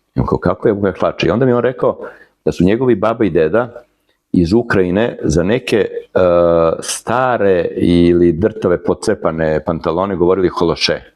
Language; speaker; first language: Serbian; native; Serbian